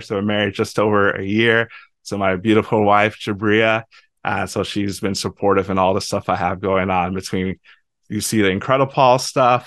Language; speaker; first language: English; native; English